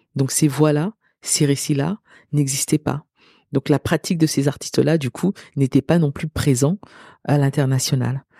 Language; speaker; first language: French; early bilingual, other home language; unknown